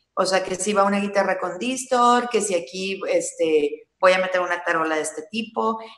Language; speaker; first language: Spanish; native; Spanish